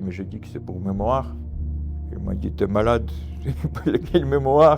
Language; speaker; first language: French; non-native, learner; Ukrainian